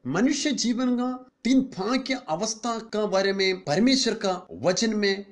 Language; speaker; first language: Hindi; non-native, local second language; Malayalam